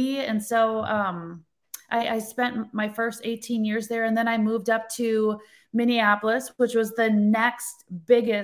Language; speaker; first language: English; native; English